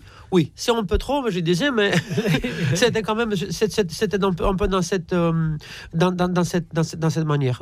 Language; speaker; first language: French; non-native, fluent; Romanian